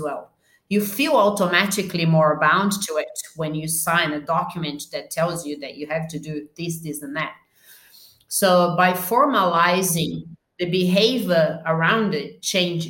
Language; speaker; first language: English; non-native, fluent; Portuguese